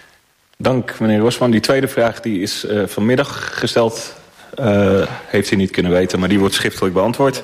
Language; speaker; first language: Dutch; native; Dutch